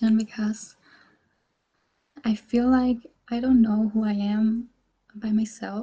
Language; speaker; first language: English; non-native, fluent; German